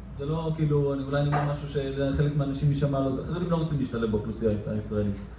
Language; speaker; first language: Hebrew; native; Hebrew